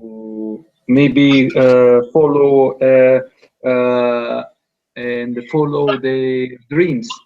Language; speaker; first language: English; non-native, learner; Italian